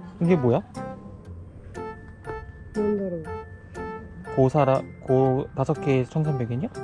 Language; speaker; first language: Korean; non-native, fluent; Japanese